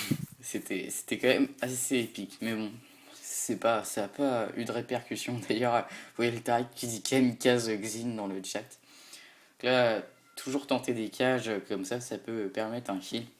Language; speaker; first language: French; native; French